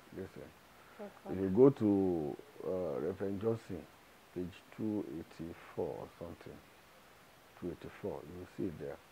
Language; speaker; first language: English; non-native, local second language; Yoruba